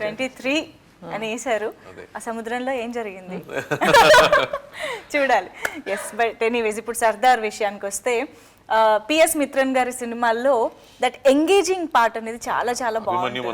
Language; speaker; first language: Telugu; native; Telugu